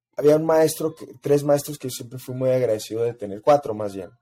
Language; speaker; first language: Spanish; early bilingual, heritage; Spanish